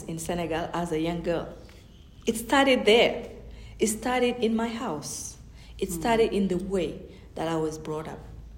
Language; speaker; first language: English; non-native, fluent; Fula